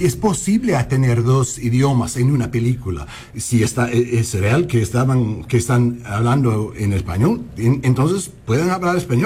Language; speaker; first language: Spanish; early bilingual, heritage; English